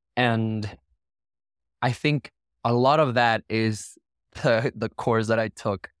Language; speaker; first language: English; non-native, fluent; Spanish